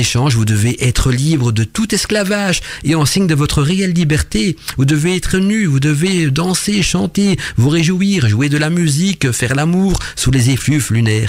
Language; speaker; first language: French; native; French